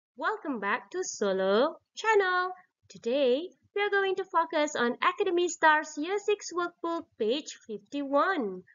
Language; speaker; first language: English; non-native, local second language; Malay